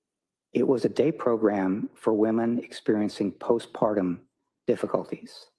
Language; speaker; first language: English; native; English